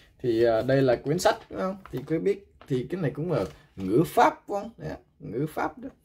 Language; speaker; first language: Vietnamese; non-native, local second language; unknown